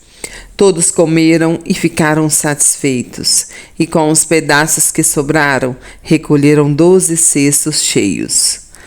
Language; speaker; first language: Portuguese; native; Portuguese